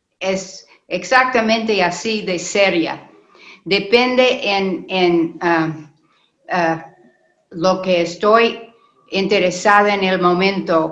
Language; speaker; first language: Spanish; non-native, learner; English